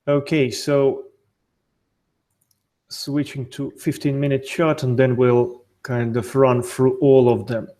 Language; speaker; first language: English; non-native, fluent; Russian